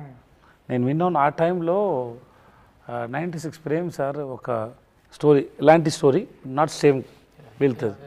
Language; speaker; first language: Telugu; non-native, learner; Tamil